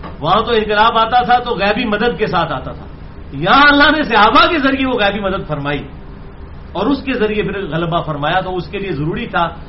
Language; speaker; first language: Urdu; non-native, local second language; Punjabi